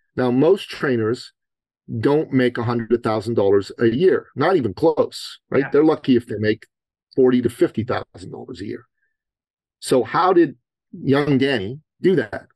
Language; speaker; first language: English; early bilingual, other home language; Persian